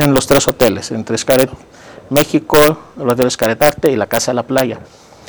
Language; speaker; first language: Spanish; non-native, fluent; Greek